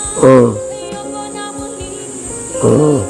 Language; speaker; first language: Filipino; native; Filipino